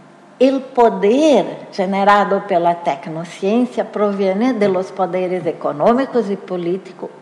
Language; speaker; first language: Spanish; non-native, fluent; Portuguese